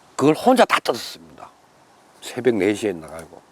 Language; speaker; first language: Korean; native; Korean